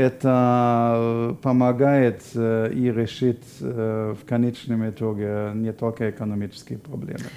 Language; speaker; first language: Russian; non-native, fluent; German